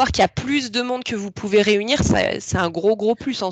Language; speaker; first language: French; native; French